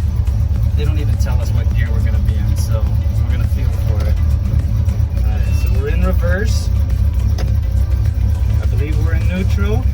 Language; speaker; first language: English; native; English